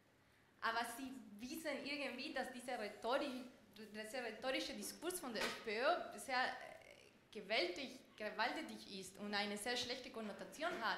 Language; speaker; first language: German; non-native, fluent; Spanish